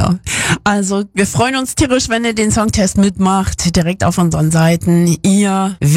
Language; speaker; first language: German; native; German